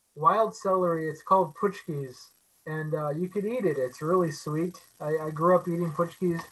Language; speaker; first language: English; native; English